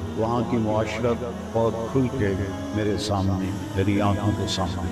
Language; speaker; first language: Urdu; non-native, local second language; Punjabi